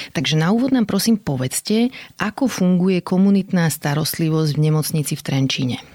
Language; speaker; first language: Slovak; native; Slovak